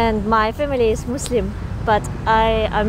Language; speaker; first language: English; non-native, learner; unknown